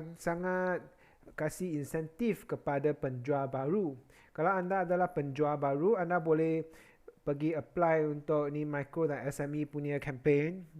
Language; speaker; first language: Malay; non-native, local second language; Chinese